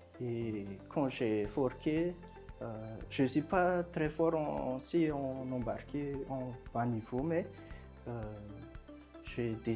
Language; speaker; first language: French; non-native, local second language; Malagasy